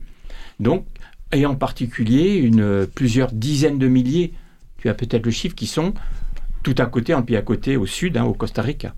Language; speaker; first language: French; native; French